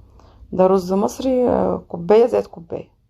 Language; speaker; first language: Arabic; native; Arabic